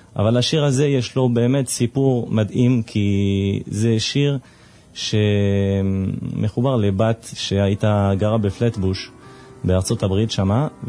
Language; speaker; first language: Hebrew; non-native, fluent; French